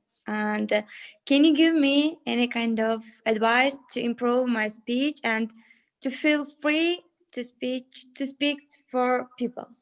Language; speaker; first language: English; non-native, learner; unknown